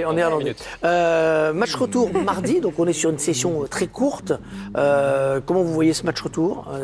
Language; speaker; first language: French; native; French